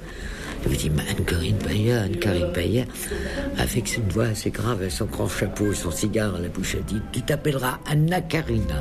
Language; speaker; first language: French; native; French